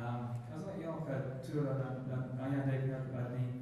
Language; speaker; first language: Hungarian; non-native, learner; English